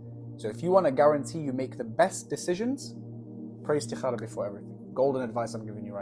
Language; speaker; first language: English; native; English